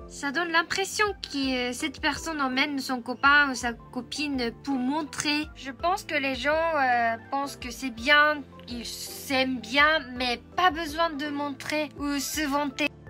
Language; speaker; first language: French; non-native, fluent; Japanese